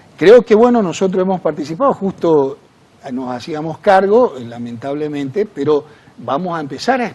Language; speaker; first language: Spanish; native; Spanish